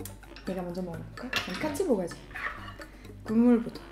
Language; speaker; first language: Korean; non-native, fluent; Swedish